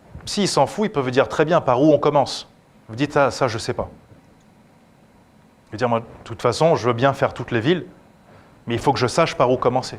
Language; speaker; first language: French; native; French